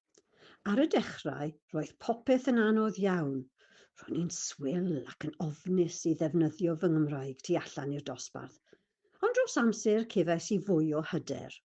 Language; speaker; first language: Welsh; non-native, fluent; English